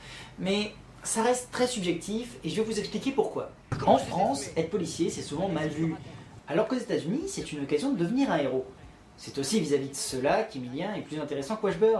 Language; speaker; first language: French; native; French